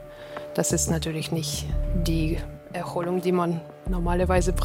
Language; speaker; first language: German; non-native, fluent; Ukrainian